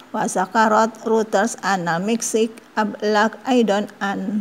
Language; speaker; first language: Arabic; non-native, fluent; Indonesian